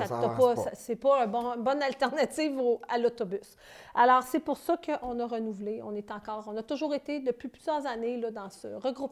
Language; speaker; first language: French; native; French